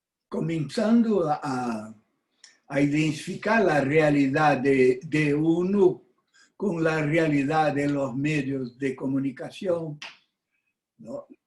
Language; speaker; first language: Spanish; non-native, fluent; Portuguese